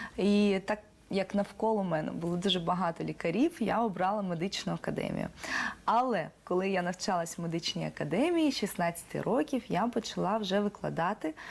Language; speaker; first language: Ukrainian; non-native, local second language; Russian